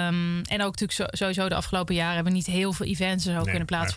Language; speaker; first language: Dutch; native; Dutch